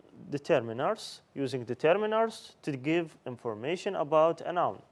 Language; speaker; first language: English; non-native, fluent; Arabic